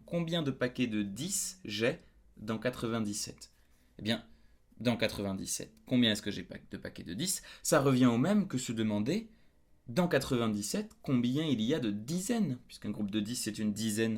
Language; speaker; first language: French; native; French